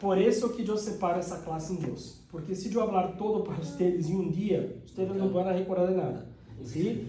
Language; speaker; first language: Spanish; non-native, fluent; Portuguese